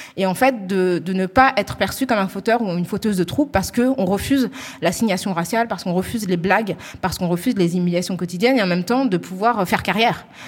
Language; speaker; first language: French; native; French